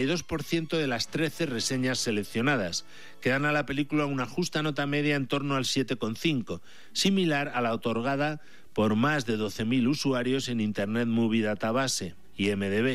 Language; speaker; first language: Spanish; native; Spanish